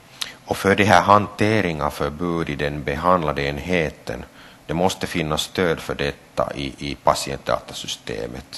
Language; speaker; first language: Swedish; non-native, local second language; Finnish